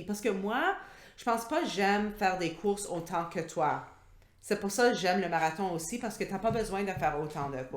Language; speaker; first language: French; non-native, local second language; English